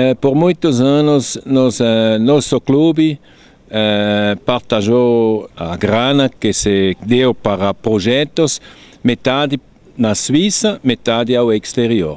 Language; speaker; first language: Portuguese; non-native, fluent; German